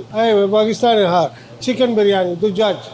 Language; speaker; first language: Arabic; non-native, learner; Urdu